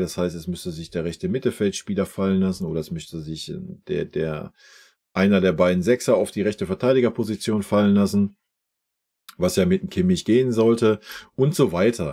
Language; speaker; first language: German; native; German